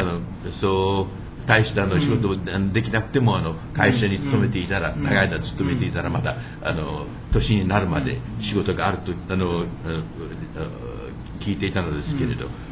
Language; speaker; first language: Japanese; early bilingual, heritage; English